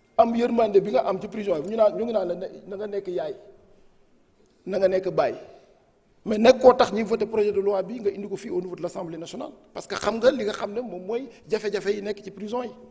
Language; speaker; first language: Wolof; non-native, local second language; Fula